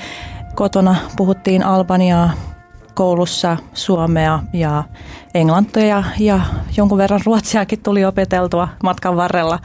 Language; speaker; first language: Finnish; early bilingual, other home language; Albanian